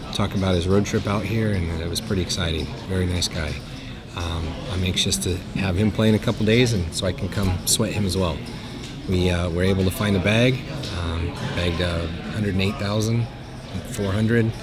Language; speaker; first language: English; native; English